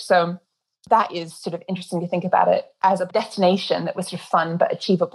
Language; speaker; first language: English; native; English